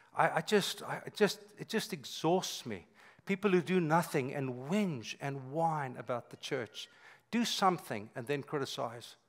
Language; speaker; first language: English; native; English